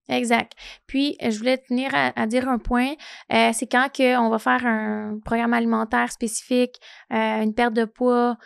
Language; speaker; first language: French; native; French